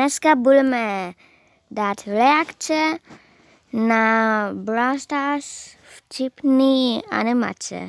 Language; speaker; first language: Czech; non-native, learner; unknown